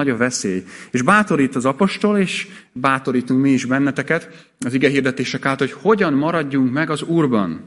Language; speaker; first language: Hungarian; native; Hungarian